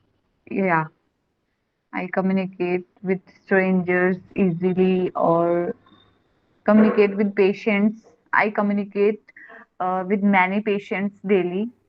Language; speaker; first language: English; non-native, learner; Hindi